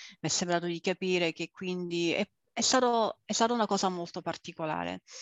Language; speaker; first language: Italian; early bilingual, other home language; English